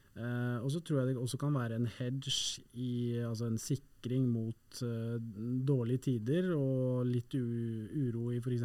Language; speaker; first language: Norwegian; native; Norwegian